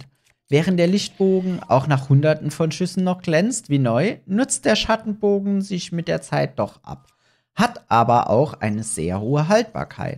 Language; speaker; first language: German; native; German